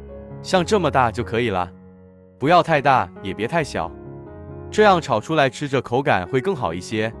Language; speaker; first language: Chinese; native; Chinese